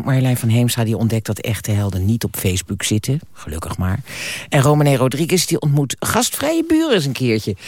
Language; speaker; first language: Dutch; native; Dutch